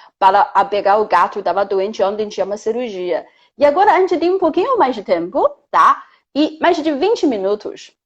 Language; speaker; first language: Portuguese; non-native, fluent; Chinese